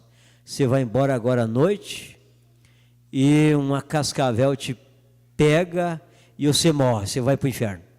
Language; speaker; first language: Portuguese; native; Portuguese